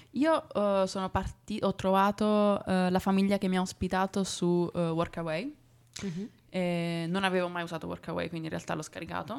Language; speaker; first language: Italian; native; Italian